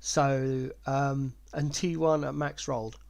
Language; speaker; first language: English; native; English